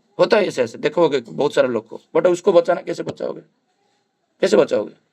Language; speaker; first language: Hindi; non-native, local second language; Bangla